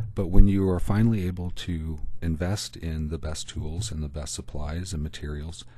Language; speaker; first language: English; native; English